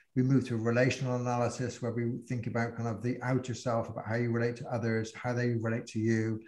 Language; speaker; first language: English; native; English